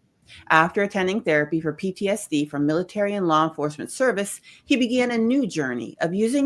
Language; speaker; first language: English; native; English